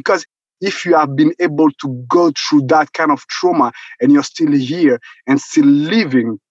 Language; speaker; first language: English; non-native, local second language; Kinyarwanda